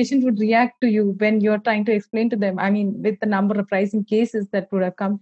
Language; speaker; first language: English; non-native, local second language; Malayalam